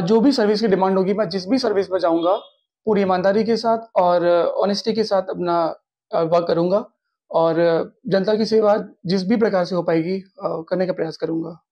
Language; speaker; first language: Hindi; native; Hindi